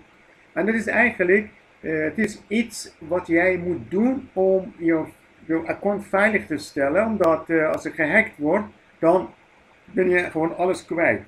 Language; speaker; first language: Dutch; non-native, fluent; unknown